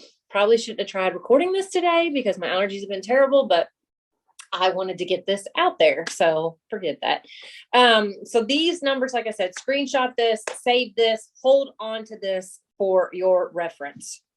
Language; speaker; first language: English; native; English